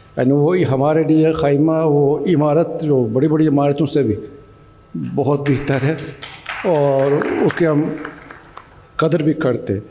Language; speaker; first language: Urdu; non-native, fluent; Turkish